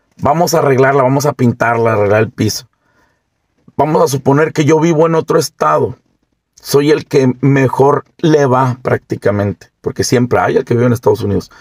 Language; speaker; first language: Spanish; native; Spanish